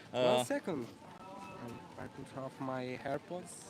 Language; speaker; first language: English; non-native, learner; Italian